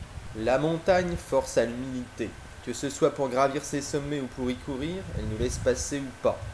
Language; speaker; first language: French; native; French